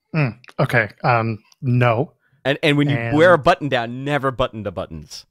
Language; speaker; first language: English; native; English